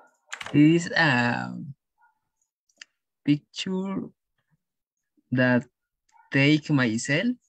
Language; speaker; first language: English; non-native, learner; Spanish